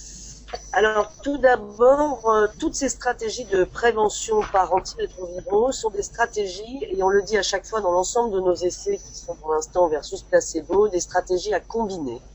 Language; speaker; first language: French; native; French